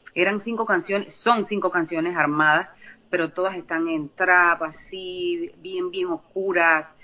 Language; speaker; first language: Spanish; native; Spanish